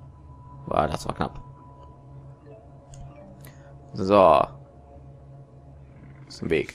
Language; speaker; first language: German; native; German